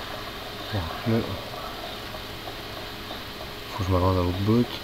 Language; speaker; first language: French; native; French